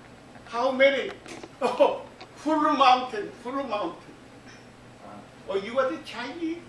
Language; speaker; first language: English; non-native, learner; Korean